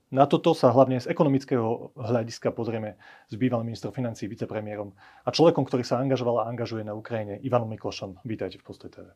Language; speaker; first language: Slovak; native; Slovak